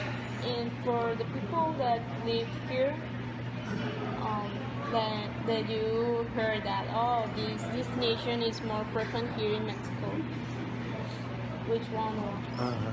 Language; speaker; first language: English; non-native, learner; Spanish